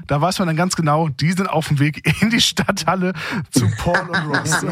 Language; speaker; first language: German; native; German